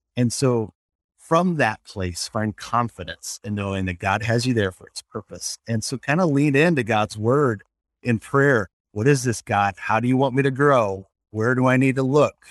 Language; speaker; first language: English; native; English